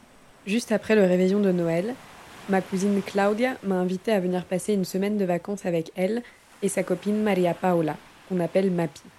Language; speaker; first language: French; native; French